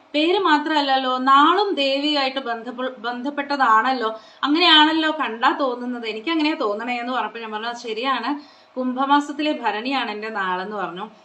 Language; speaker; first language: Malayalam; non-native, local second language; Konkani